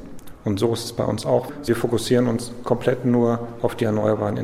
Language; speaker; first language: German; native; German